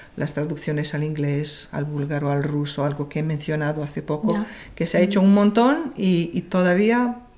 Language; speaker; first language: Spanish; non-native, fluent; Serbian